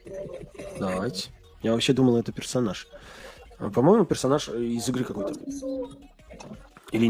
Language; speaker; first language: Russian; non-native, fluent; Armenian